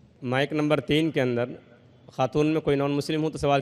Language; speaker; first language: Hindi; native; Hindi